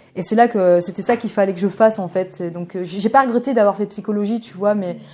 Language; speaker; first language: French; early bilingual, other home language; Bulgarian